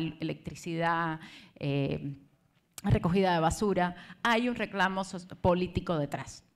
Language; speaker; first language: Spanish; native; Spanish